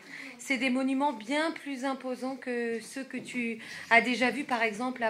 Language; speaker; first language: French; native; French